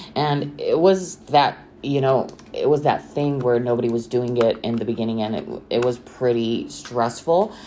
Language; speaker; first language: English; non-native, fluent; Romanian